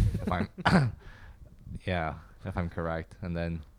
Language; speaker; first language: English; non-native, fluent; Chinese